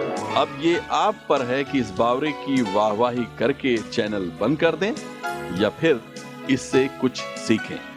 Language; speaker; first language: Hindi; native; Hindi